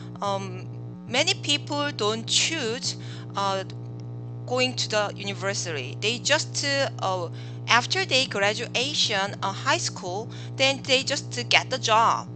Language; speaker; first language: English; non-native, learner; Korean